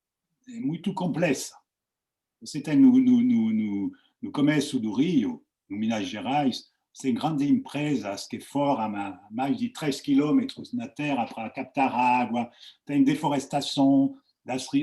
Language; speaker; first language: Portuguese; non-native, fluent; French